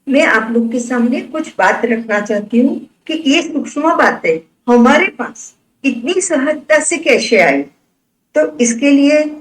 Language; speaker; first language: Hindi; non-native, local second language; Gujarati